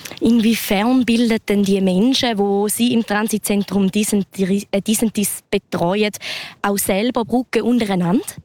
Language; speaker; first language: German; native; German